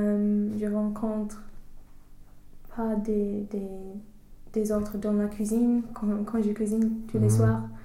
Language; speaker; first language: French; non-native, fluent; English